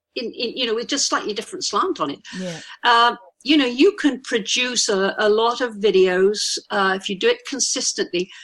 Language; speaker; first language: English; native; English